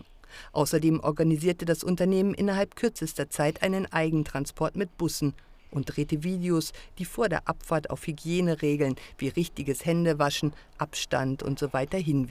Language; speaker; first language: German; native; German